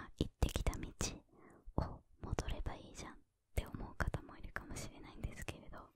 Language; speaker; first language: Japanese; early bilingual, heritage; Japanese